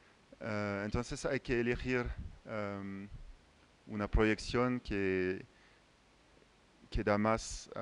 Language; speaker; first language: Spanish; non-native, fluent; French